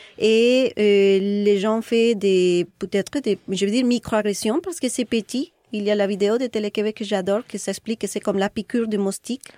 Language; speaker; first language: French; non-native, fluent; Spanish